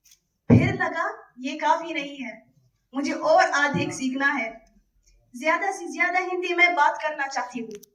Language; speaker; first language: Hindi; non-native, fluent; Arabic